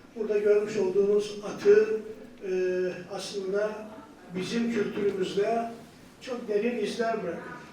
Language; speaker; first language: Turkish; native; Turkish